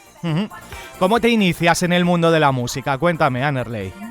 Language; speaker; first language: Spanish; native; Spanish